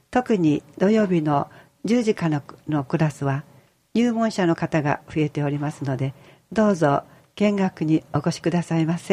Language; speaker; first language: Japanese; native; Japanese